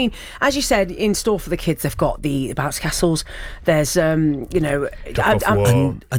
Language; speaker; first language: English; native; English